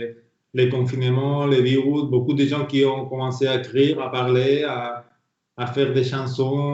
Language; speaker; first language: French; non-native, fluent; Spanish